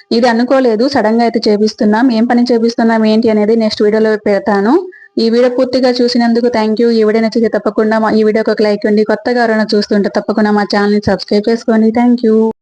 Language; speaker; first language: Telugu; native; Telugu